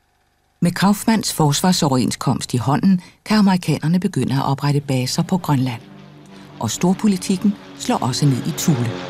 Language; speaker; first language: Danish; native; Danish